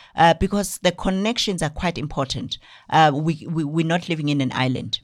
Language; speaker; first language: English; non-native, local second language; Zulu